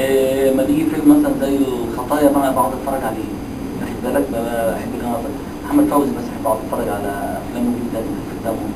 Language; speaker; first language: Arabic; native; Arabic